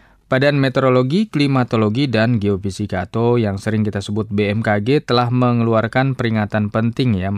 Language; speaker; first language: Indonesian; native; Indonesian